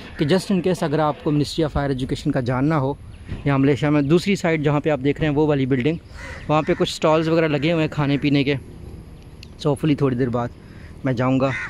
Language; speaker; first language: Urdu; non-native, local second language; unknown